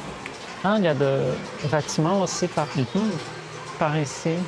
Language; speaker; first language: French; early bilingual, heritage; Portuguese